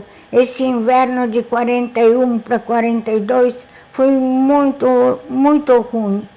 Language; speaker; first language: Portuguese; non-native, fluent; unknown